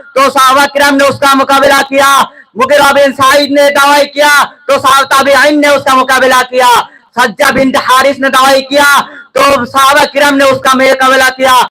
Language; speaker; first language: Urdu; non-native, fluent; Bangla